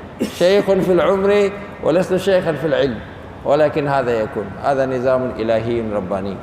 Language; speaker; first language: Arabic; non-native, fluent; Urdu